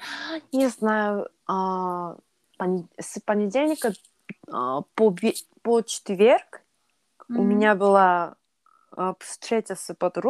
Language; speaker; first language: Russian; non-native, learner; Korean